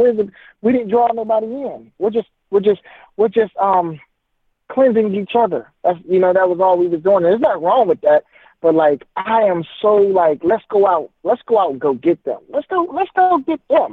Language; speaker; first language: English; native; English